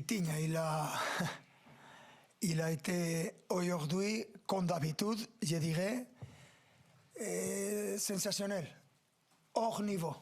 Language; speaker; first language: French; non-native, fluent; Spanish